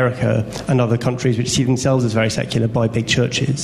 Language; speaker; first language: English; native; English